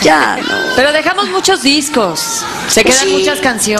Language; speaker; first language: Spanish; native; Spanish